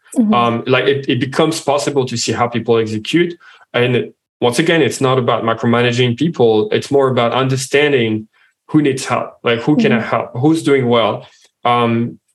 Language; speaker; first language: English; non-native, fluent; French